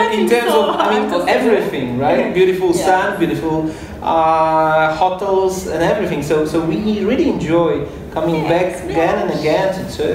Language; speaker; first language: English; non-native, fluent; Polish